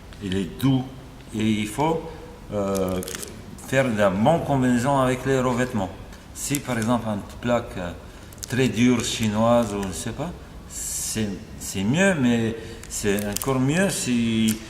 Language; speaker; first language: French; non-native, fluent; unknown